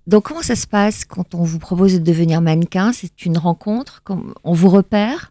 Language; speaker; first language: French; native; French